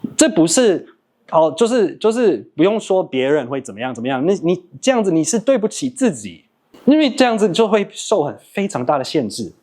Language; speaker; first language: Chinese; non-native, fluent; English